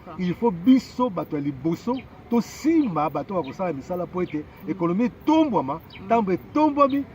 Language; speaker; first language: Lingala; non-native, local second language; Kongo